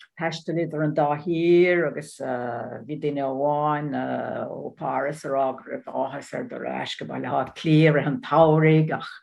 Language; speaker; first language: Irish; non-native, learner; Dutch